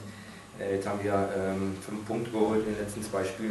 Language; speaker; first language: German; native; German